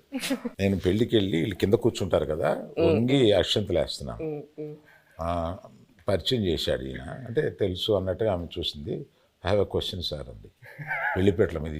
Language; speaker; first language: Telugu; native; Telugu